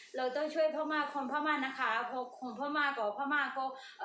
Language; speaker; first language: Thai; non-native, learner; Burmese